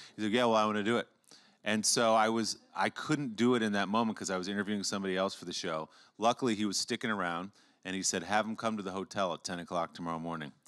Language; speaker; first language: English; native; English